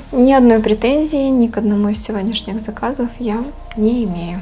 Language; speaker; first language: Russian; native; Russian